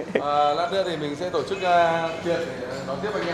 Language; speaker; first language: Vietnamese; native; Vietnamese